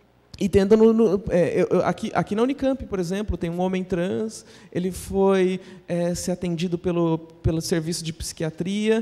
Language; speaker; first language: Portuguese; native; Portuguese